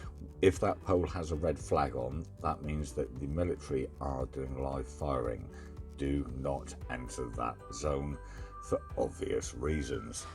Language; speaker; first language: English; native; English